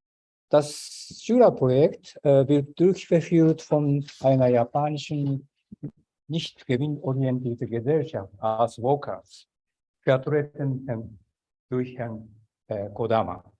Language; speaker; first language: German; non-native, fluent; Japanese